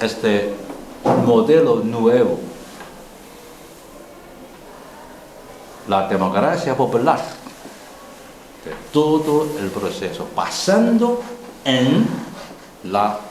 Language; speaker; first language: Spanish; non-native, learner; Chinese